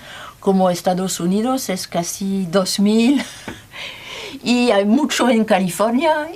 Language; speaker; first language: Spanish; non-native, learner; French